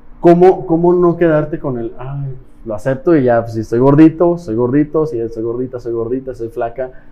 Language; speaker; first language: Spanish; native; Spanish